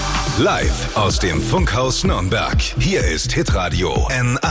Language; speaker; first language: German; native; German